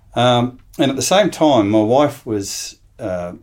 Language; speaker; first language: English; native; English